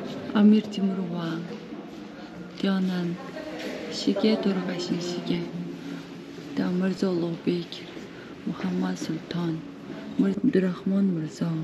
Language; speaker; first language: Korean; non-native, fluent; Uzbek